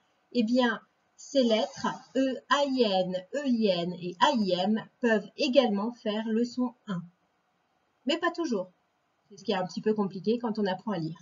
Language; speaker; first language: French; native; French